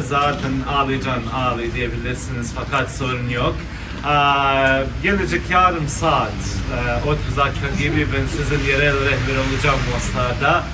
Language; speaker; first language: Turkish; non-native, fluent; Bosnian